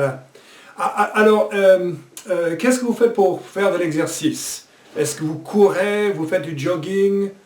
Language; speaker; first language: French; non-native, fluent; English